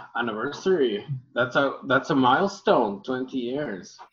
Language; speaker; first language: English; early bilingual, other home language; Spanish